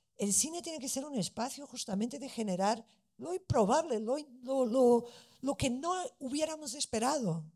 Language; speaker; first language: Spanish; non-native, fluent; Portuguese